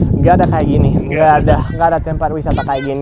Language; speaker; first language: Indonesian; non-native, learner; English